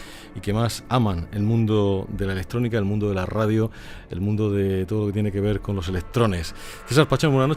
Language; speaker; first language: Spanish; native; Spanish